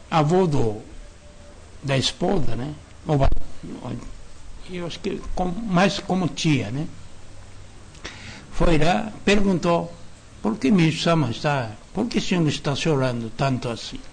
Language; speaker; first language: Portuguese; non-native, learner; Japanese